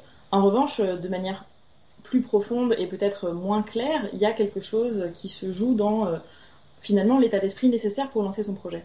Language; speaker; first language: French; native; French